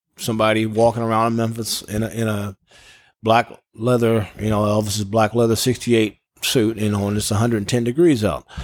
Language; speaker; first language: English; native; English